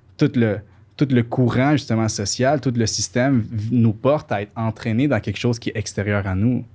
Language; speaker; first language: French; early bilingual, other home language; Spanish